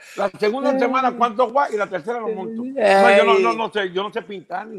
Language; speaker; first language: Spanish; early bilingual, heritage; Spanish